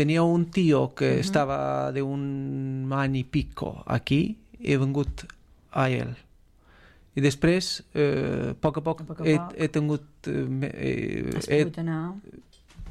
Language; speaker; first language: Catalan; non-native, fluent; Romanian